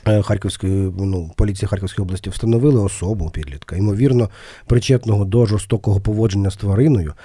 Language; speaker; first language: Ukrainian; non-native, local second language; Russian